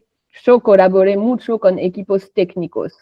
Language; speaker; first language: Spanish; non-native, fluent; French